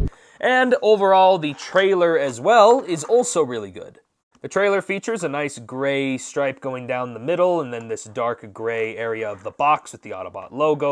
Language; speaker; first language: English; native; English